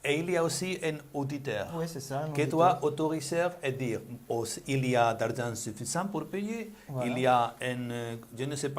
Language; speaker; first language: French; non-native, learner; Spanish